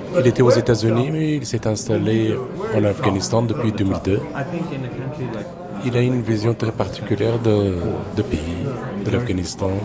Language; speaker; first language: French; non-native, fluent; Persian